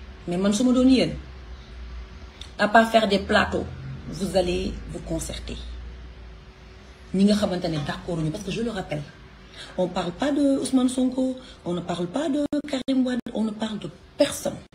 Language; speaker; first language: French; non-native, local second language; Wolof